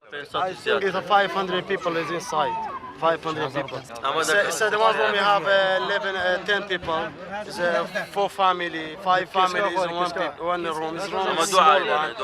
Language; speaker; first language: English; non-native, learner; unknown